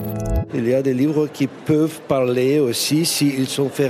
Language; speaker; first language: French; non-native, fluent; Russian